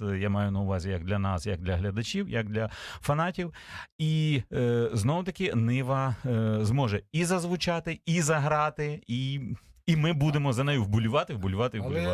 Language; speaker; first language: Ukrainian; native; Ukrainian